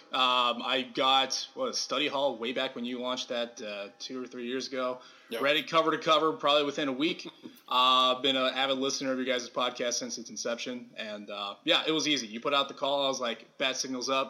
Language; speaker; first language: English; native; English